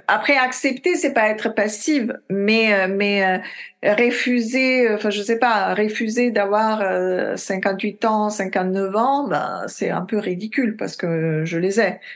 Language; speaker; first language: French; non-native, fluent; Italian